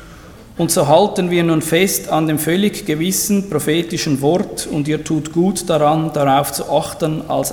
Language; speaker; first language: German; native; German